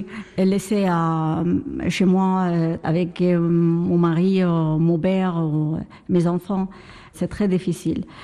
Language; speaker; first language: French; non-native, learner; Arabic